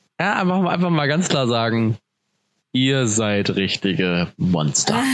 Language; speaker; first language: German; native; German